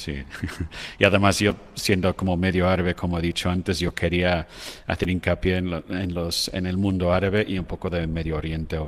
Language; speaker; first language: Spanish; non-native, fluent; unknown